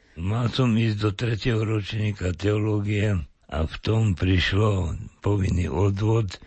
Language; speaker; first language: Slovak; native; Slovak